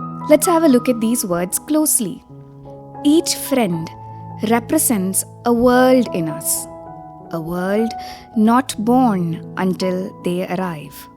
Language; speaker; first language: English; non-native, local second language; Malayalam